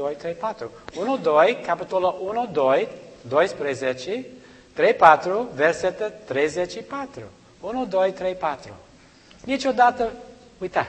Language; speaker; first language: Romanian; non-native, learner; English